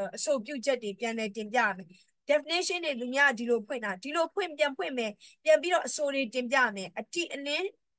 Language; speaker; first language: Burmese; native; Burmese